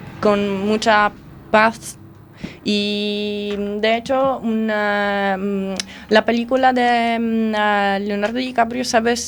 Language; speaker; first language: Spanish; non-native, learner; Italian